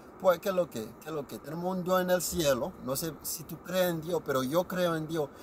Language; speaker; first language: Spanish; non-native, learner; Haitian Creole